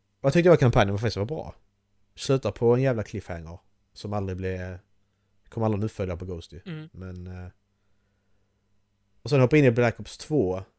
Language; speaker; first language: Swedish; native; Swedish